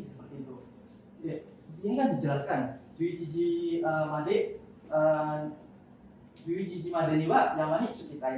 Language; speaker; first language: Indonesian; native; Indonesian